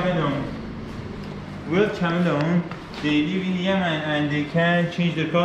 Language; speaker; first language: English; non-native, learner; Persian